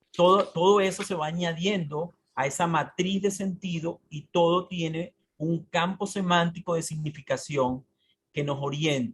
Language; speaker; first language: Spanish; native; Spanish